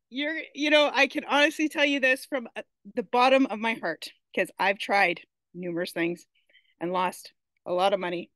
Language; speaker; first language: English; native; English